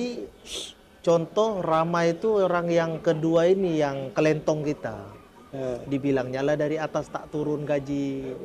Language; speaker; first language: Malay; early bilingual, heritage; Indonesian